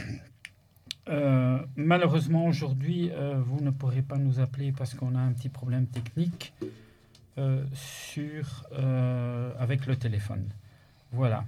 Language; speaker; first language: French; native; French